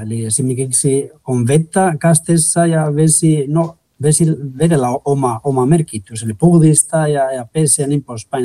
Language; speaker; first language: Finnish; non-native, fluent; Spanish